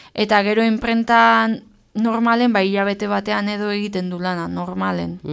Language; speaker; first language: Basque; native; Basque